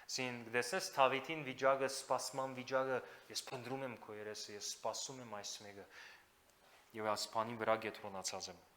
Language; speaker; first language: Armenian; native; Armenian